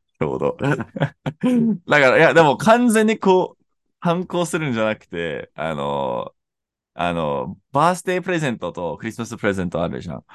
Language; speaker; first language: Japanese; non-native, fluent; English